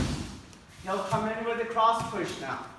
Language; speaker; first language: English; native; English